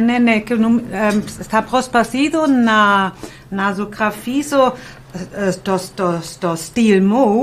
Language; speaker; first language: Greek; non-native, learner; German